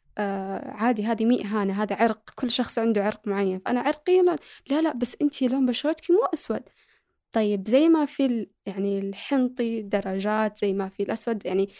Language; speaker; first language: Arabic; early bilingual, other home language; Somali